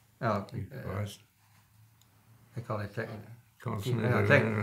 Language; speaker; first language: English; non-native, learner; German